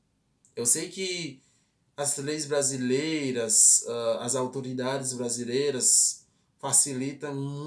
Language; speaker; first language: Portuguese; non-native, fluent; Haitian Creole